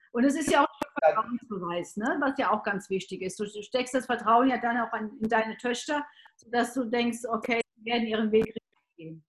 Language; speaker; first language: German; native; German